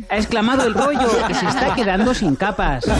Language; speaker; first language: Spanish; native; Spanish